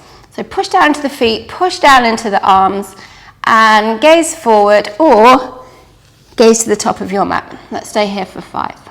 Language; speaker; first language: English; native; English